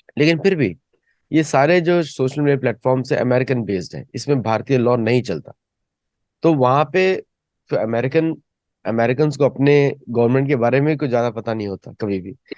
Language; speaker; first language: Hindi; native; Hindi